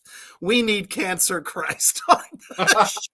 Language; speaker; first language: English; native; English